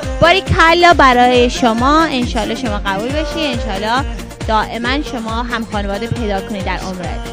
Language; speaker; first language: Persian; early bilingual, heritage; Persian